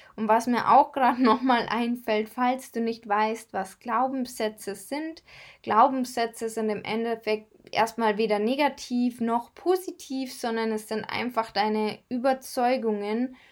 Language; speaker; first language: German; native; German